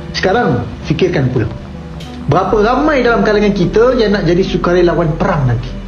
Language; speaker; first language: Malay; native; Malay